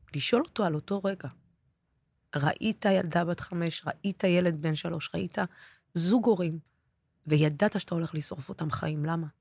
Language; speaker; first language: Hebrew; non-native, local second language; Arabic